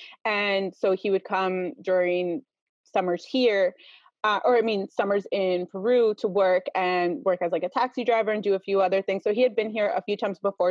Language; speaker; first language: English; early bilingual, other home language; Spanish